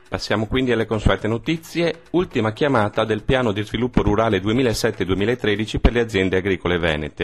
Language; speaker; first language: Italian; native; Italian